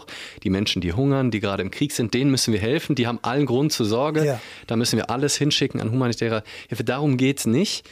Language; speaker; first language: German; native; German